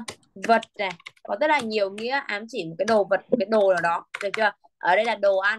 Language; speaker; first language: Vietnamese; native; Vietnamese